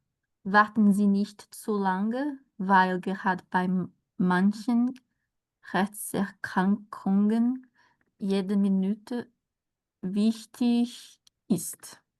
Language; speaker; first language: German; non-native, learner; Portuguese